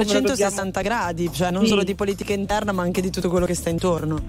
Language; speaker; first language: Italian; native; Italian